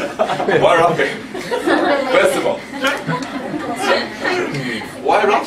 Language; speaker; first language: English; non-native, learner; Japanese